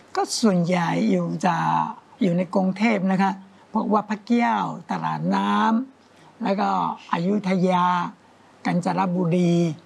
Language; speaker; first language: Thai; non-native, fluent; Chinese